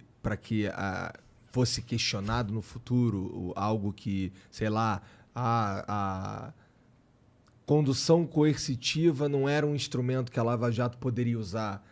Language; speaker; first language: Portuguese; native; Portuguese